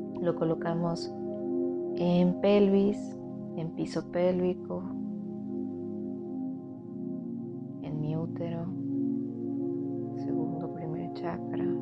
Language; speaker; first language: Spanish; native; Spanish